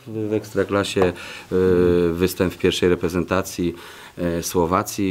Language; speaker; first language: Polish; native; Polish